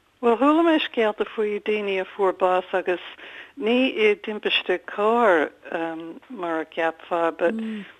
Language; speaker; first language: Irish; non-native, local second language; English